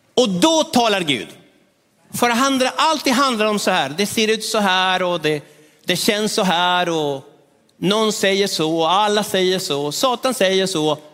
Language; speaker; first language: Swedish; non-native, fluent; Spanish